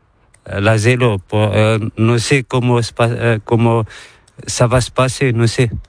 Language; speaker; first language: Spanish; non-native, learner; Arabic